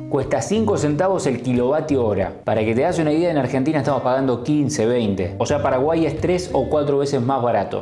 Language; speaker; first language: Spanish; native; Spanish